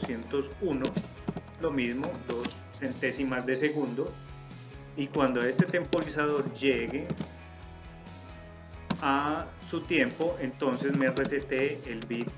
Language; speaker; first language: Spanish; native; Spanish